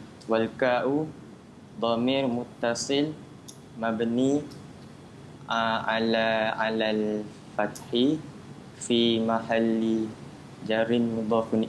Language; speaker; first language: Arabic; non-native, learner; Malay